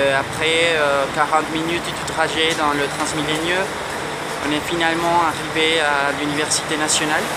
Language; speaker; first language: French; non-native, fluent; Spanish